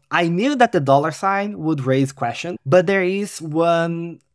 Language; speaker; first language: English; non-native, fluent; Portuguese